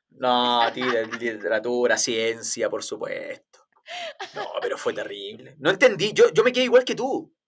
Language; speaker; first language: Spanish; native; Spanish